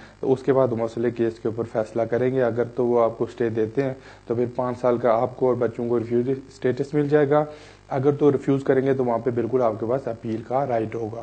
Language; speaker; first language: Urdu; native; Urdu